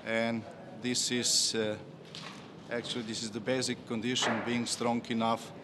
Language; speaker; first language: English; non-native, fluent; Slovenian